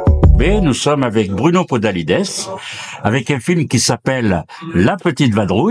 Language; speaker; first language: French; native; French